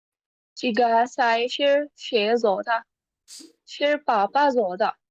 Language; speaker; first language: Chinese; non-native, learner; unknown